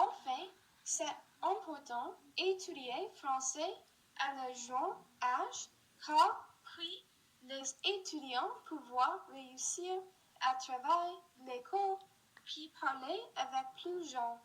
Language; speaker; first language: French; non-native, learner; English